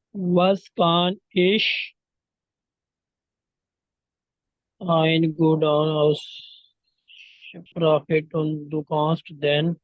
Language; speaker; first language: German; non-native, learner; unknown